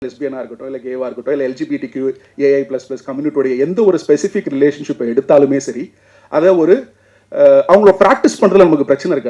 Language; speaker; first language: Tamil; native; Tamil